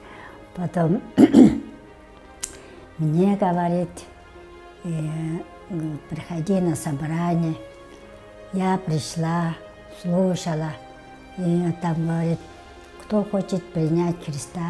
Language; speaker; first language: Russian; non-native, local second language; Tuvinian